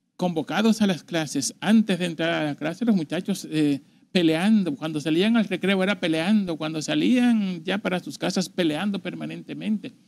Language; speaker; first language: Spanish; native; Spanish